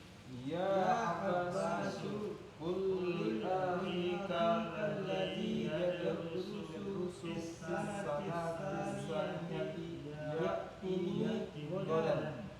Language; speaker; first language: Arabic; non-native, learner; Indonesian